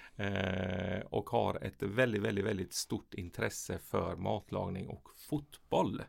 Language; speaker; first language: Swedish; early bilingual, other home language; Persian